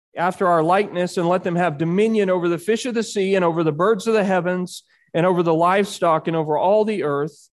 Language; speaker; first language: English; early bilingual, other home language; Spanish